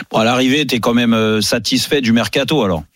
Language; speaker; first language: French; native; French